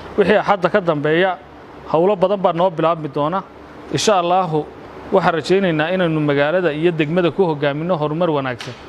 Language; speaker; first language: Somali; native; Somali